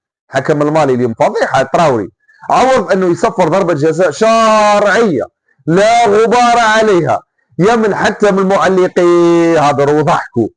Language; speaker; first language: Arabic; native; Arabic